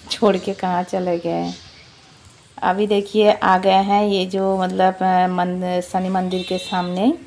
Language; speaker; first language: Hindi; non-native, local second language; Odia